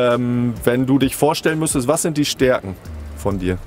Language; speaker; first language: German; native; German